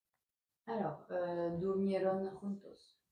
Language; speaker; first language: Spanish; non-native, learner; French